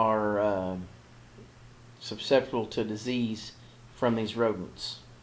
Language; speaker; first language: English; native; English